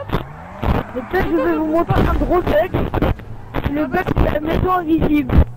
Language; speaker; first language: French; native; French